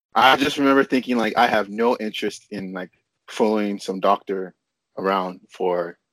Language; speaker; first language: English; non-native, local second language; Yoruba